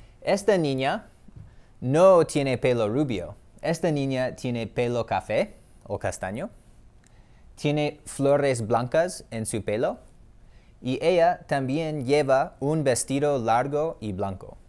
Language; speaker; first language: Spanish; non-native, fluent; English